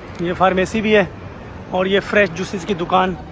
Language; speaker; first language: Urdu; native; Urdu